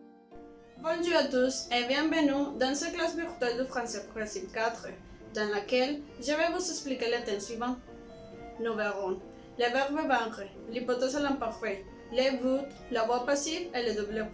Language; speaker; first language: French; non-native, fluent; Spanish